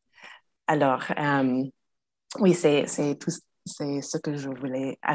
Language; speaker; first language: French; non-native, fluent; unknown